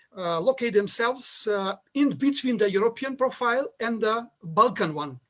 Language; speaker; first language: English; non-native, fluent; Macedonian